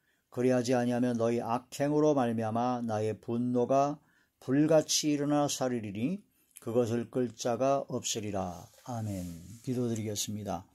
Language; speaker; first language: Korean; native; Korean